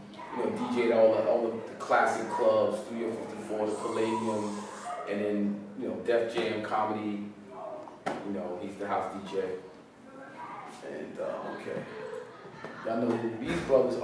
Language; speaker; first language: English; native; English